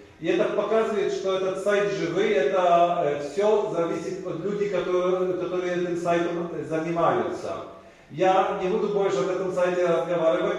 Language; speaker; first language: Russian; non-native, learner; Polish